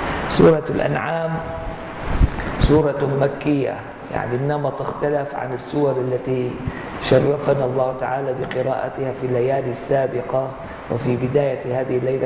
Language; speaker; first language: Arabic; native; Arabic